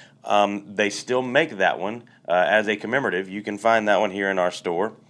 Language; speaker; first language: English; native; English